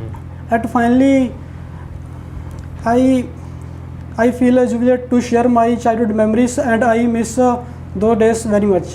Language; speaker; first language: English; non-native, learner; Punjabi